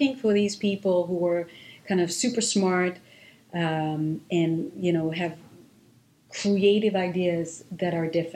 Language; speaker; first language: English; non-native, fluent; Hebrew